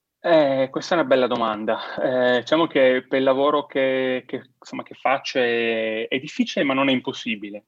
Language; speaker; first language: Italian; native; Italian